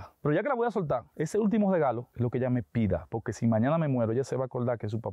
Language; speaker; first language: Spanish; native; Spanish